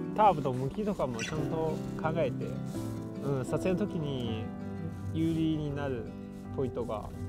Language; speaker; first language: Japanese; non-native, fluent; Chinese